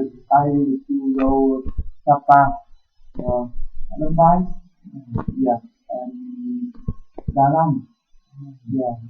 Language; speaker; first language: English; non-native, learner; Vietnamese